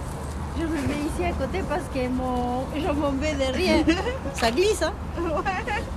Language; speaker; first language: French; non-native, fluent; Spanish